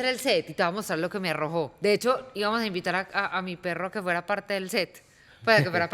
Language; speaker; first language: Spanish; native; Spanish